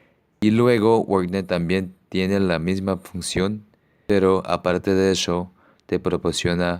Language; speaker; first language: Spanish; non-native, fluent; Korean